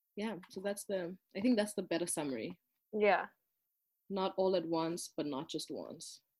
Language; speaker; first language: English; non-native, local second language; Zulu